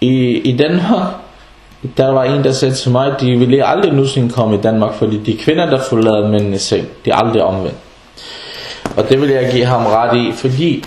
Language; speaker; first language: Danish; non-native, fluent; Arabic